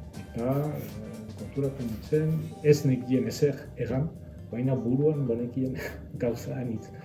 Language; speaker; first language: Basque; non-native, local second language; French